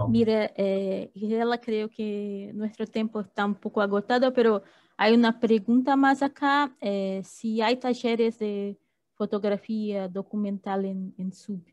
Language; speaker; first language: Spanish; non-native, fluent; Portuguese